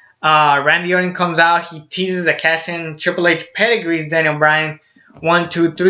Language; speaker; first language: English; native; English